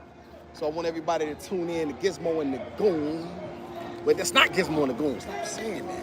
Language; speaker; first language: English; native; English